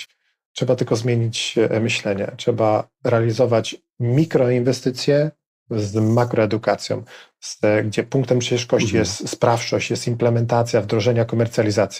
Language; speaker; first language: Polish; native; Polish